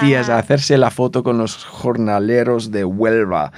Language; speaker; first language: Spanish; non-native, fluent; English